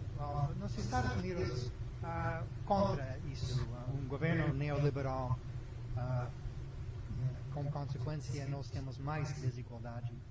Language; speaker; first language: Portuguese; non-native, learner; English